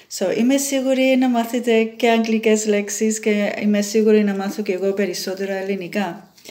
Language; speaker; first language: Greek; early bilingual, heritage; Greek